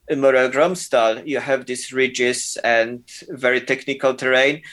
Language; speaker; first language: English; non-native, fluent; Polish